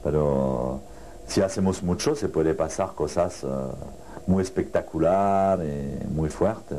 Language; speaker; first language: Spanish; non-native, learner; French